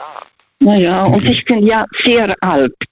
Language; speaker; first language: German; non-native, fluent; Russian